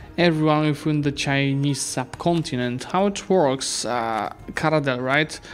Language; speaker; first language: English; non-native, fluent; Polish